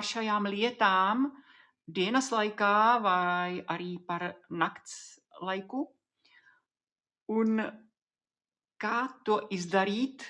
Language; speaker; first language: Latvian; non-native, fluent; Czech